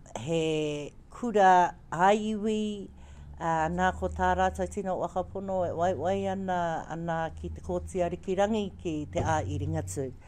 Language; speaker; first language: Māori; native; Māori